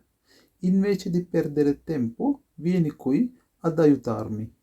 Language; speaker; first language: Italian; non-native, fluent; Sinhala